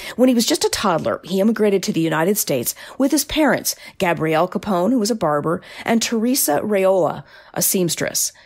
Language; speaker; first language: English; native; English